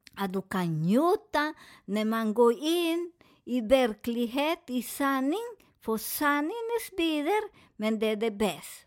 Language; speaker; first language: Swedish; non-native, learner; Spanish